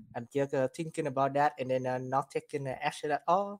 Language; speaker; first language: English; non-native, learner; Vietnamese